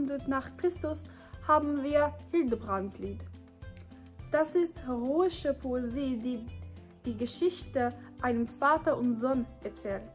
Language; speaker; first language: German; non-native, fluent; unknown